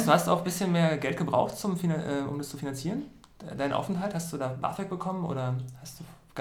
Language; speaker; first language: German; native; German